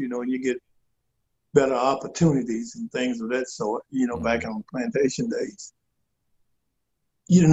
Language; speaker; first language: English; native; English